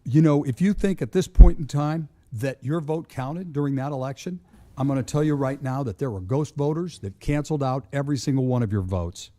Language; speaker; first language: English; native; English